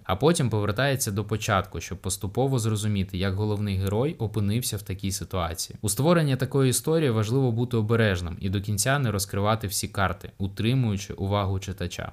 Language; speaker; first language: Ukrainian; native; Ukrainian